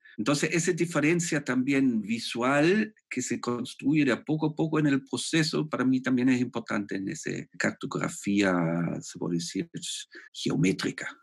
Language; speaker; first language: Spanish; non-native, fluent; German